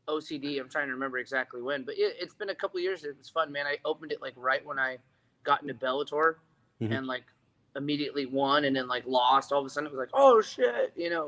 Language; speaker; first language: English; native; English